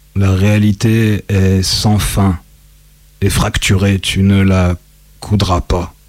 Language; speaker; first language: French; native; French